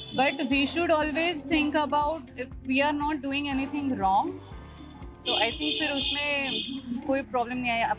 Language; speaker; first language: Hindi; non-native, local second language; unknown